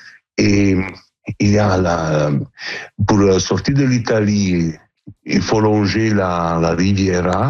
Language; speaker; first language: French; non-native, fluent; Italian